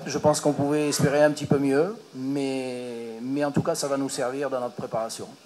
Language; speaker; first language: French; native; French